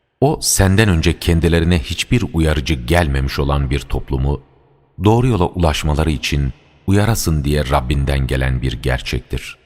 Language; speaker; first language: Turkish; native; Turkish